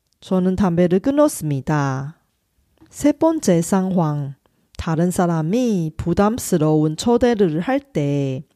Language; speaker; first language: Korean; non-native, fluent; Chinese